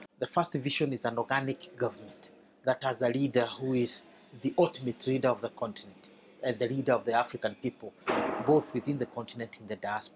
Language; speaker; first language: English; non-native, local second language; Swahili